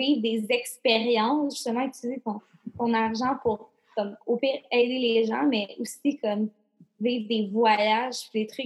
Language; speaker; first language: French; native; French